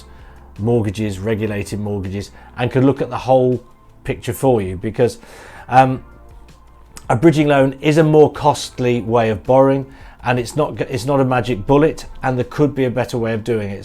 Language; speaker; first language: English; native; English